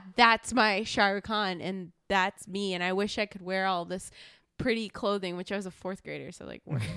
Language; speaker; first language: English; native; English